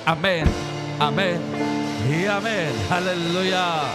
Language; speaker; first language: Spanish; native; Spanish